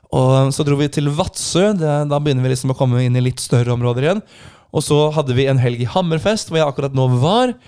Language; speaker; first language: Norwegian; native; Norwegian